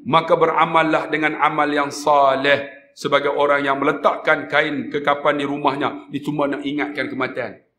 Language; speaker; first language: Malay; native; Malay